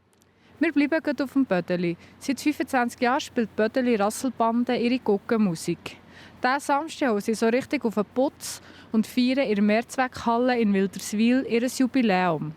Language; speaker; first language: German; native; German